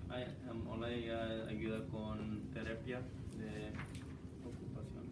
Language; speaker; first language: Spanish; non-native, learner; English